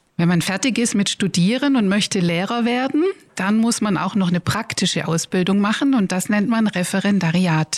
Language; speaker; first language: German; native; German